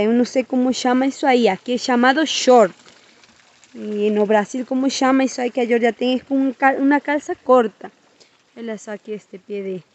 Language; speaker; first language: Spanish; non-native, learner; Portuguese